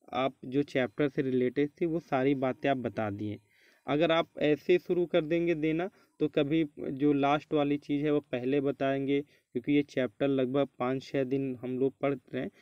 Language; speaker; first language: Hindi; native; Hindi